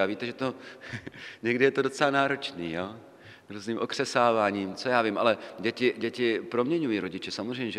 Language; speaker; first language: Czech; native; Czech